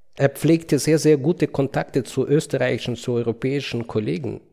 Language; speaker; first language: German; non-native, fluent; Ukrainian